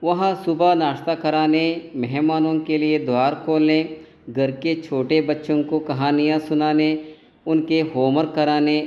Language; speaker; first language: Hindi; non-native, local second language; Kannada